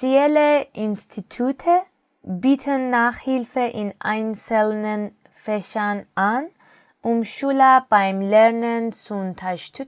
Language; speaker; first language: German; non-native, fluent; Persian